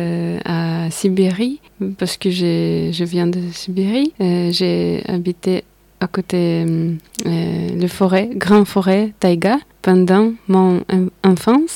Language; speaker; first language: French; non-native, learner; Russian